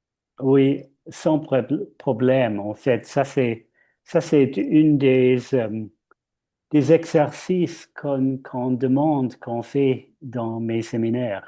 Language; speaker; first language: French; non-native, fluent; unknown